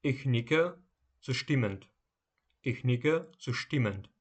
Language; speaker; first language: German; non-native, fluent; Ukrainian